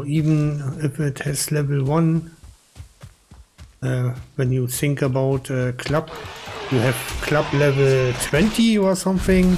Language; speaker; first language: English; non-native, learner; German